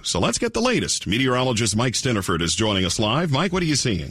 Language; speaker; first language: English; native; English